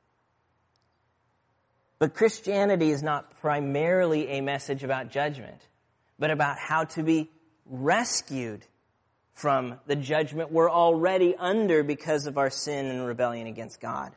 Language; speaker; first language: English; native; English